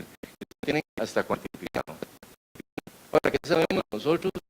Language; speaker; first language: Spanish; native; Spanish